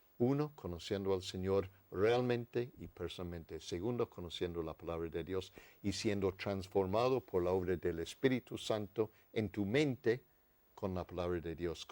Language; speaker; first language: Spanish; non-native, fluent; English